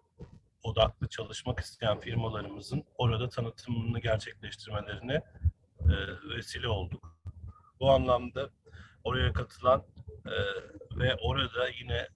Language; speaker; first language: Turkish; native; Turkish